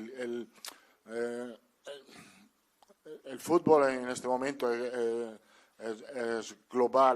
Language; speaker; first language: Spanish; non-native, fluent; Italian